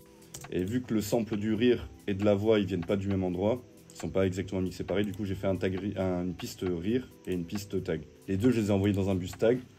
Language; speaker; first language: French; native; French